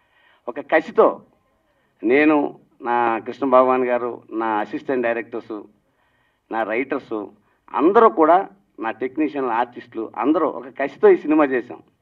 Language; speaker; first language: Telugu; native; Telugu